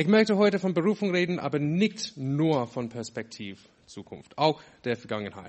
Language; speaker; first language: German; non-native, fluent; English